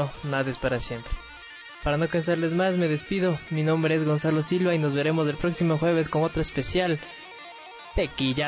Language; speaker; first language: Spanish; native; Spanish